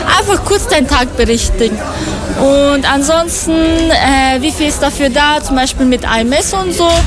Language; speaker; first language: German; non-native, fluent; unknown